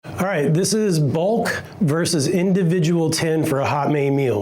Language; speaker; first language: English; native; English